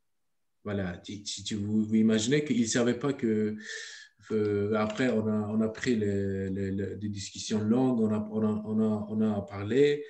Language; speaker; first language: French; non-native, learner; Turkish